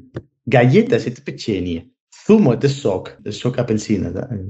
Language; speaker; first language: Russian; non-native, learner; Spanish